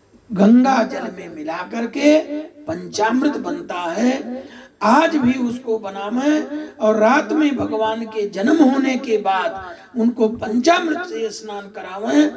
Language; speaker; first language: Hindi; native; Hindi